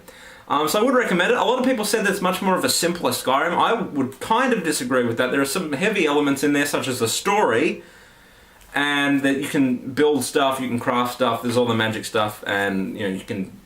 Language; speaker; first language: English; native; English